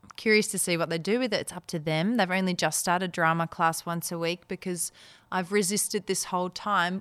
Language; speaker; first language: English; early bilingual, other home language; Dutch